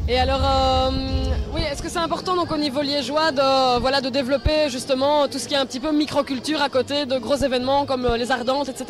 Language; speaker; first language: French; native; French